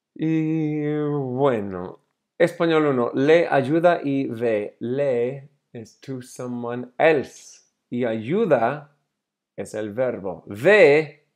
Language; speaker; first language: Spanish; non-native, fluent; English